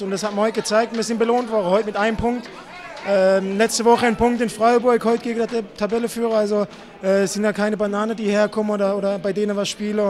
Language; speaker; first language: German; native; German